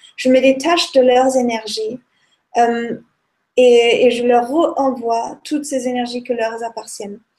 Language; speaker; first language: French; non-native, fluent; German